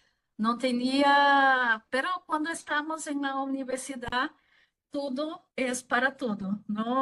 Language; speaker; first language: Spanish; non-native, fluent; Portuguese